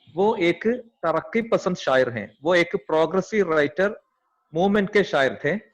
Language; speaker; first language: Hindi; non-native, local second language; Malayalam